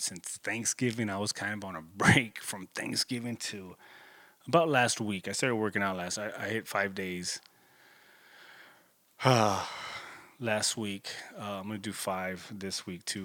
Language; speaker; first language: English; native; English